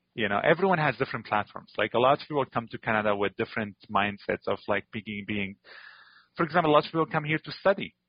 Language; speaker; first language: English; non-native, fluent; Arabic